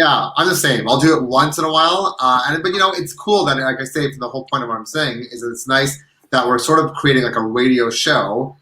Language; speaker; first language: English; native; English